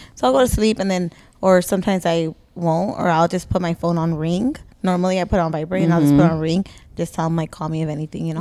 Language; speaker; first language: English; early bilingual, other home language; Spanish